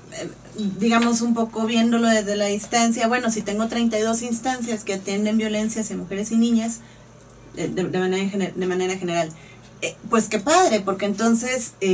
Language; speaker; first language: Spanish; native; Spanish